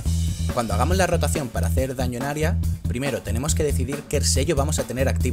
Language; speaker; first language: Spanish; native; Spanish